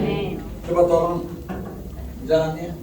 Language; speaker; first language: Indonesian; non-native, learner; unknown